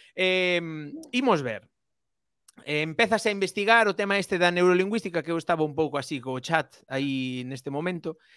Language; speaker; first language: Galician; native; Galician